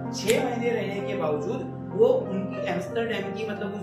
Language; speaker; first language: Hindi; native; Hindi